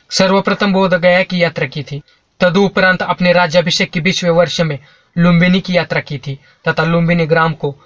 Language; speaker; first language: Hindi; non-native, local second language; Marathi